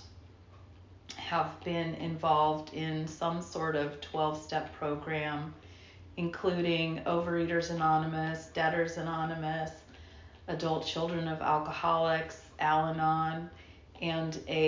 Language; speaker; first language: English; native; English